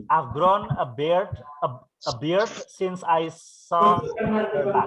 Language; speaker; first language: English; non-native, fluent; Indonesian